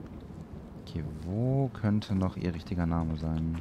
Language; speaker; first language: German; native; German